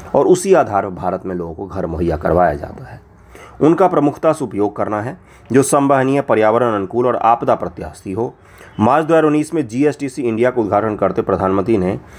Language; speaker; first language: Hindi; non-native, local second language; Maithili